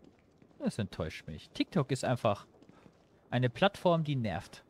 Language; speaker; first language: German; native; German